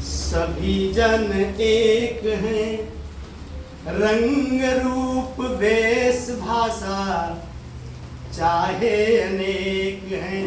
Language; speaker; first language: Hindi; native; Hindi